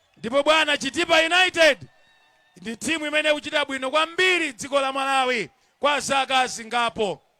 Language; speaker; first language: Nyanja; non-native, local second language; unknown